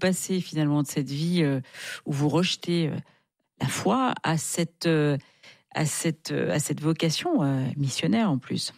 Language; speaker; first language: French; native; French